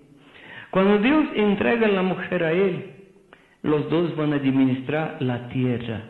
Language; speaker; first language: Spanish; non-native, fluent; Portuguese